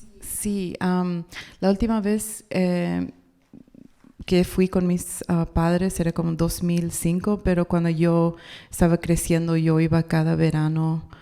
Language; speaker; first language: Spanish; non-native, learner; English